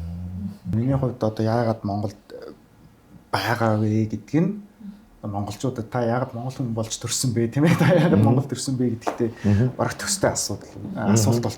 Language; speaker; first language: Mongolian; non-native, fluent; Japanese